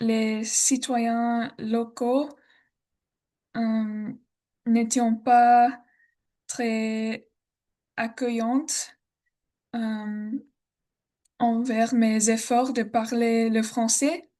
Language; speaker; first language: French; non-native, learner; English